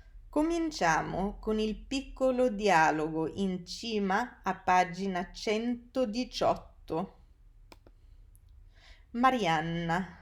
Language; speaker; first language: Italian; non-native, fluent; English